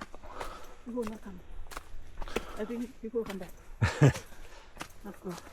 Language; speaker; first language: English; non-native, learner; Thai